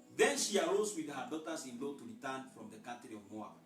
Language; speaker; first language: English; non-native, local second language; Swahili